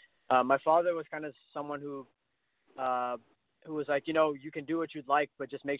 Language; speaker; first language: English; native; English